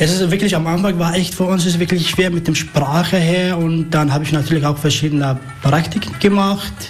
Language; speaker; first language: German; non-native, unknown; Arabic